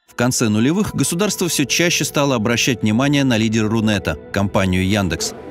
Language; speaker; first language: Russian; native; Russian